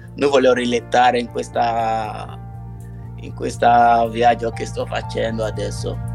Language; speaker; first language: Italian; non-native, learner; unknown